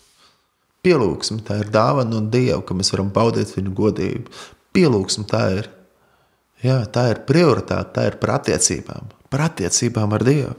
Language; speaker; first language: Latvian; native; Latvian